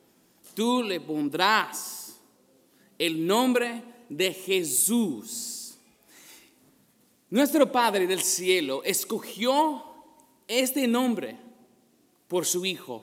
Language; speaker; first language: Spanish; non-native, fluent; English